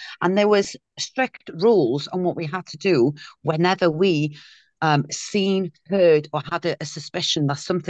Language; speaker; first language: English; native; English